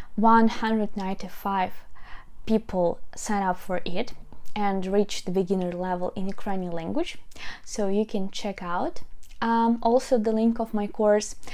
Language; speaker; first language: English; non-native, fluent; Ukrainian